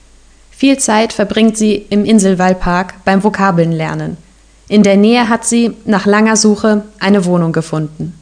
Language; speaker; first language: German; native; German